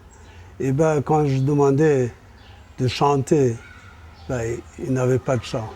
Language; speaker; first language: French; non-native, fluent; German